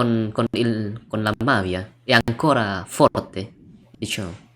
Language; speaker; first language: Italian; non-native, learner; Indonesian